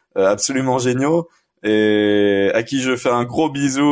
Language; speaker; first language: French; native; French